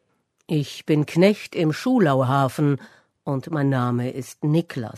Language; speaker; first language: German; native; German